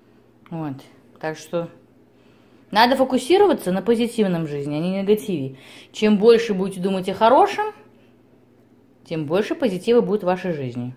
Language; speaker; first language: Russian; native; Russian